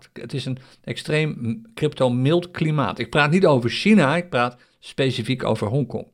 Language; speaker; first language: Dutch; native; Dutch